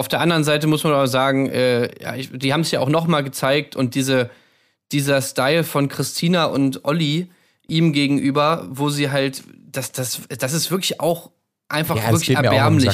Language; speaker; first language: German; native; German